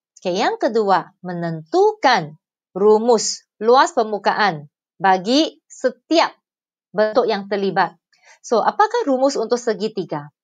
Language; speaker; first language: Malay; non-native, local second language; Chinese